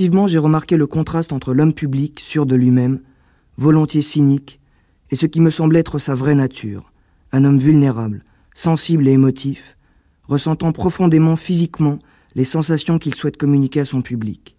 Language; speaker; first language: French; native; French